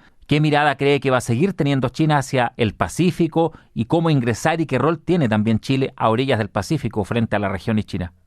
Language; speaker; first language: Spanish; native; Spanish